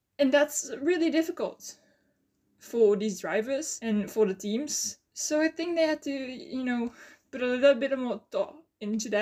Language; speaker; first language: English; non-native, fluent; Dutch